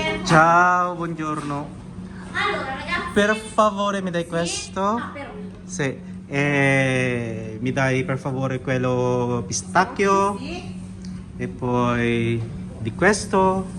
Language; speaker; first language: Italian; non-native, learner; Iloko